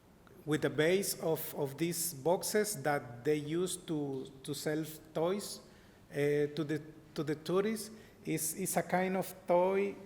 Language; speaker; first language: English; non-native, learner; Spanish